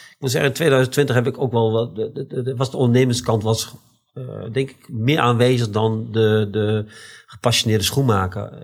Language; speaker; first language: Dutch; native; Dutch